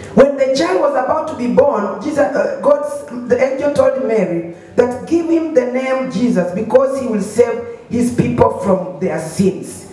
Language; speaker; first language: English; non-native, local second language; Swahili